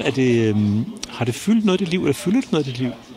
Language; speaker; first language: Danish; native; Danish